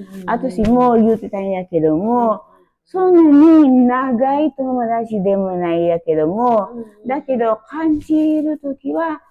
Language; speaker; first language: Japanese; non-native, learner; Filipino